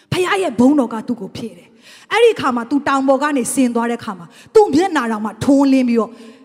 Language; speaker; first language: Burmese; non-native, local second language; Tedim Chin